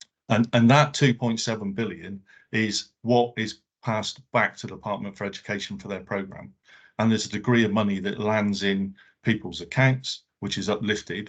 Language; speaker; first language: English; native; English